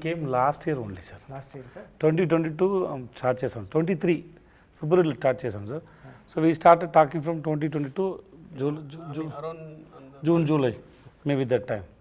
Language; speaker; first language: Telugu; non-native, learner; Tamil